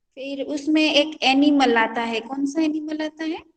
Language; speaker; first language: Hindi; non-native, local second language; Gujarati